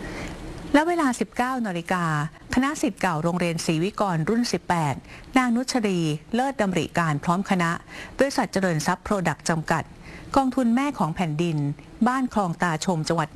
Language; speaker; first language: Thai; native; Thai